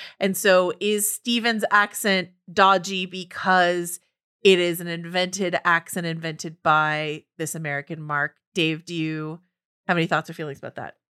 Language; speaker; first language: English; native; English